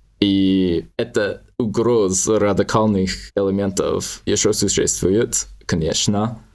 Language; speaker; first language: Russian; non-native, learner; English